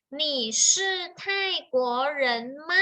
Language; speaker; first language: Chinese; non-native, fluent; Thai